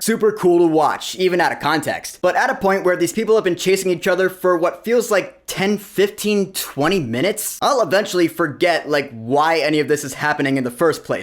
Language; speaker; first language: English; native; English